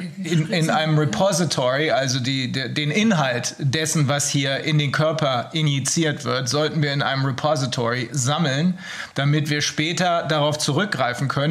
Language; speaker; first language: German; native; German